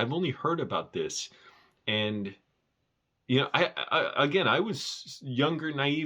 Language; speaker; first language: English; native; English